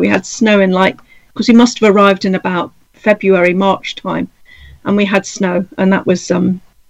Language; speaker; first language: English; native; English